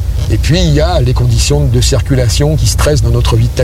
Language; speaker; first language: French; native; French